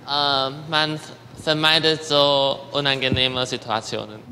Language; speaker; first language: German; non-native, learner; Chinese